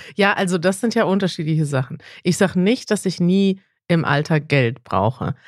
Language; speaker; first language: German; native; German